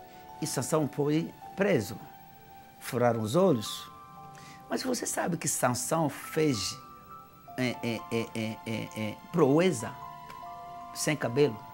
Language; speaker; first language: Portuguese; non-native, fluent; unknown